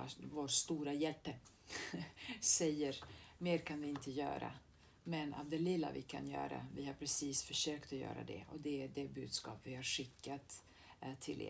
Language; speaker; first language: Swedish; non-native, fluent; Serbian